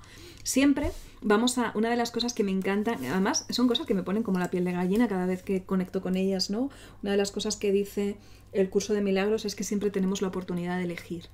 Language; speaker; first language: Spanish; native; Spanish